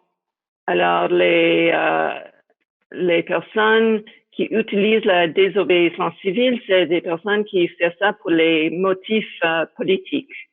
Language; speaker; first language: French; non-native, fluent; English